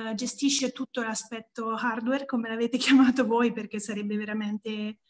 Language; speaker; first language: Italian; native; Italian